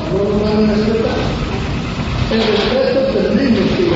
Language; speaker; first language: Spanish; non-native, fluent; English